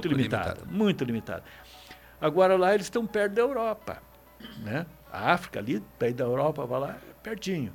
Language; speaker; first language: Portuguese; native; Portuguese